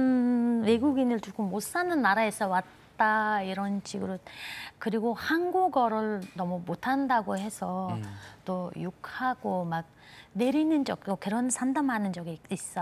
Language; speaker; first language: Korean; non-native, fluent; Mongolian